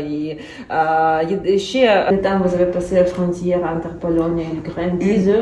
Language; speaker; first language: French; non-native, learner; Ukrainian